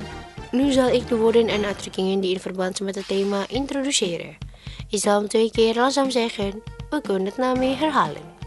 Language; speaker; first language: Dutch; non-native, local second language; Indonesian